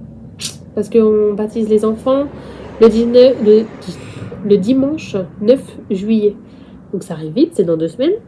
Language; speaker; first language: French; native; French